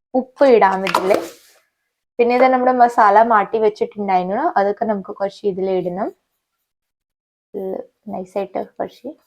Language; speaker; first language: Malayalam; non-native, local second language; Hindi